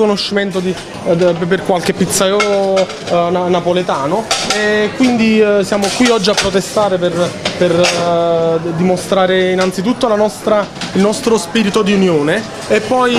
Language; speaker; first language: Italian; native; Italian